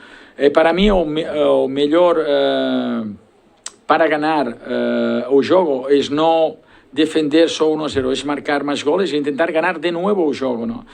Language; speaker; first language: Portuguese; non-native, learner; Spanish